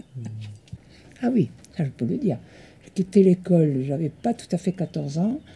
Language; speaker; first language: French; early bilingual, other home language; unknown